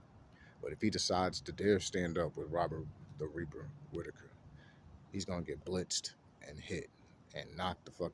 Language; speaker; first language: English; native; English